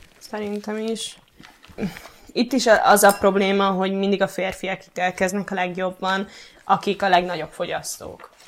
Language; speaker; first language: Hungarian; native; Hungarian